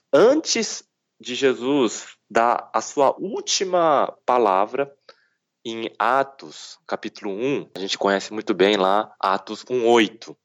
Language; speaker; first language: Portuguese; early bilingual, other home language; Korean